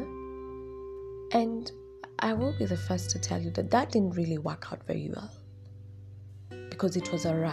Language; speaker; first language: English; non-native, local second language; Swahili